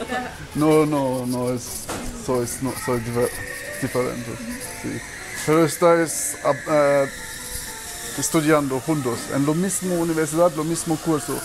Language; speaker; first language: Spanish; non-native, learner; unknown